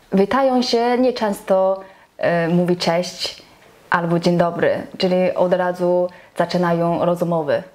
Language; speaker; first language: Polish; non-native, learner; Chinese